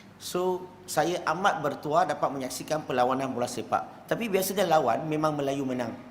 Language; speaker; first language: Malay; non-native, local second language; Chinese